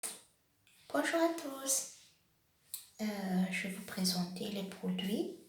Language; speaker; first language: French; non-native, learner; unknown